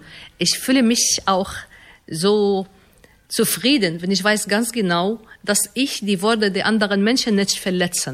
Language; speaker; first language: German; non-native, fluent; Arabic